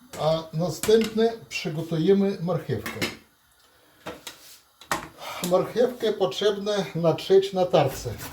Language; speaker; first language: Polish; non-native, learner; Russian